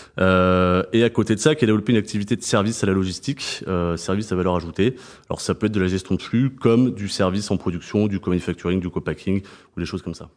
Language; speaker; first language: French; native; French